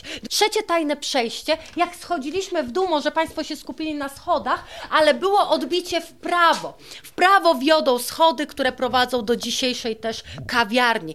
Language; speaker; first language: Polish; native; Polish